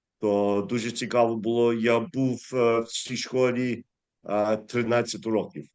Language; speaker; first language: Ukrainian; early bilingual, heritage; English